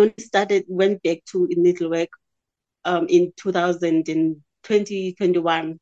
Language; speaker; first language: English; non-native, local second language; Xhosa